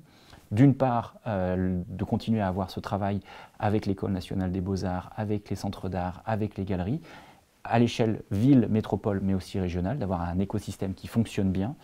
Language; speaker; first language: French; native; French